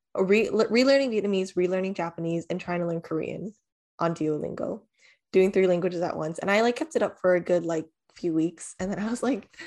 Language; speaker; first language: English; early bilingual, other home language; Vietnamese